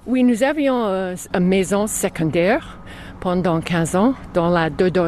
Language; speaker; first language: French; non-native, fluent; English